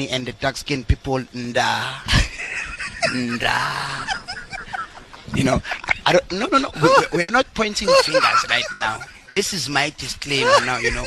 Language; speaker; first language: English; non-native, local second language; Zulu